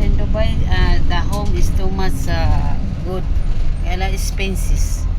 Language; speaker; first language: English; non-native, local second language; Filipino